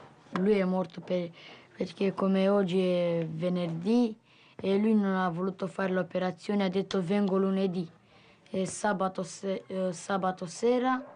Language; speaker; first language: Italian; early bilingual, other home language; Romanian